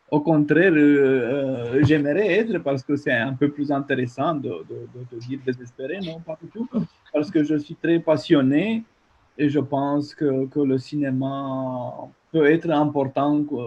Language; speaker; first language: French; non-native, fluent; Romanian